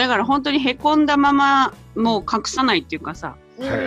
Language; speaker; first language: Japanese; native; Japanese